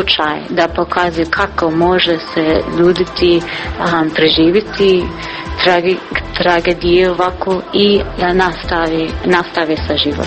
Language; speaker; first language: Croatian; non-native, learner; English